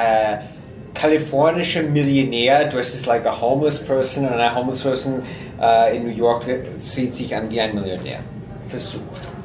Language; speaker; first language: German; non-native, fluent; English